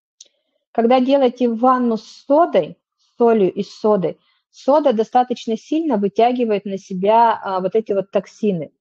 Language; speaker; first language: Russian; native; Russian